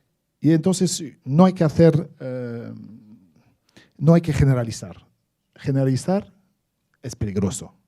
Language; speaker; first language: Spanish; non-native, fluent; Arabic